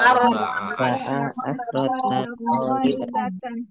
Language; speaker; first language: Arabic; non-native, learner; Indonesian